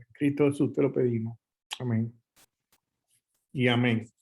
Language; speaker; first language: Spanish; native; Spanish